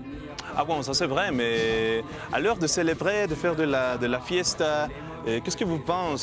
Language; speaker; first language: French; non-native, learner; Spanish